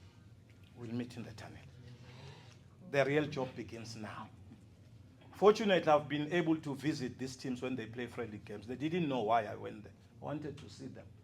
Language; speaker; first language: English; non-native, local second language; Zulu